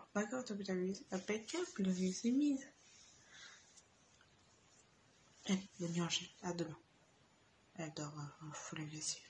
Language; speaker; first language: French; native; French